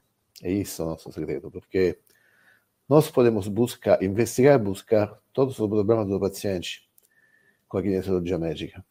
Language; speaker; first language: Portuguese; non-native, learner; Italian